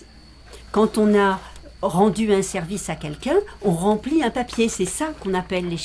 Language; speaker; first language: French; native; French